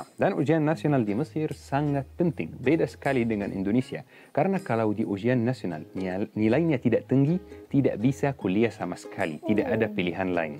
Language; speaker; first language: Indonesian; non-native, fluent; Arabic